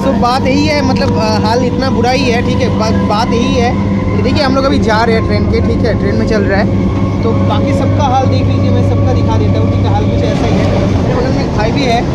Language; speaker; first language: Hindi; native; Hindi